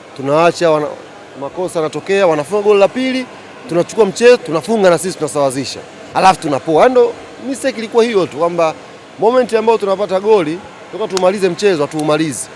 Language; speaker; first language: Swahili; native; Swahili